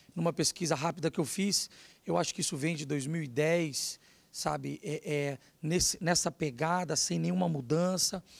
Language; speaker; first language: Portuguese; native; Portuguese